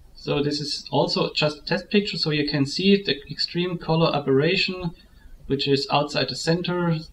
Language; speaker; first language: English; non-native, fluent; German